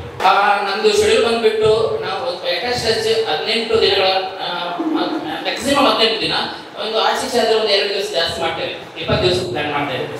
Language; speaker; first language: Kannada; non-native, local second language; Konkani